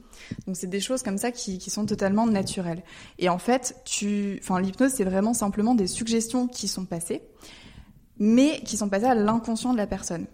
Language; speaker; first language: French; native; French